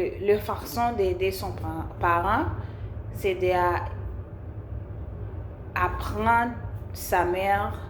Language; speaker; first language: French; non-native, learner; English